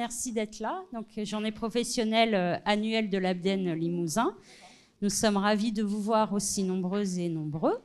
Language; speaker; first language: French; native; French